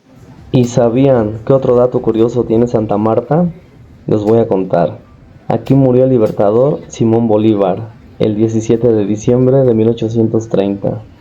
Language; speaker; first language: Spanish; native; Spanish